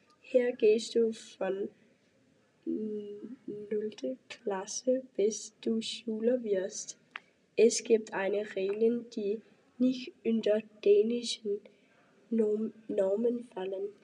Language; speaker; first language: German; non-native, learner; Danish